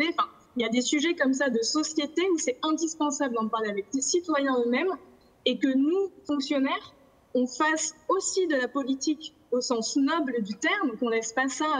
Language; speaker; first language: French; native; French